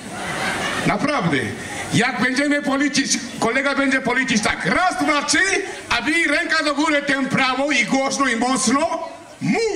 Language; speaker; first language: Polish; non-native, learner; Spanish